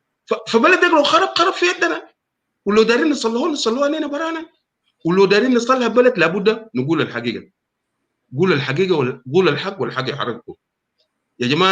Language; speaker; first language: Arabic; non-native, local second language; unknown